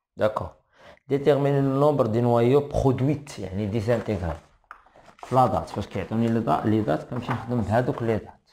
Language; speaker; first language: French; non-native, local second language; Arabic